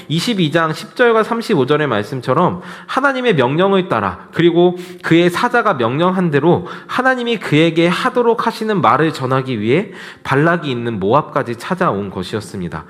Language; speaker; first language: Korean; native; Korean